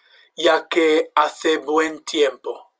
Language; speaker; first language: Spanish; non-native, fluent; English